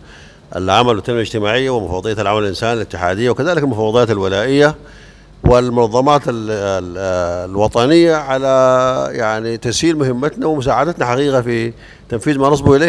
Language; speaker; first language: Arabic; native; Arabic